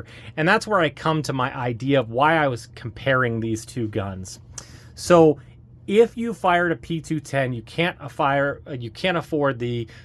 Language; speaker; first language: English; native; English